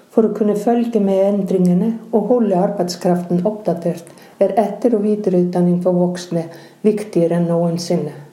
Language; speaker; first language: Norwegian; non-native, fluent; Icelandic